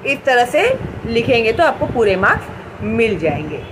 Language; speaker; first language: Hindi; non-native, local second language; Marathi